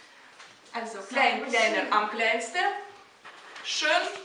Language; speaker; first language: German; non-native, fluent; Russian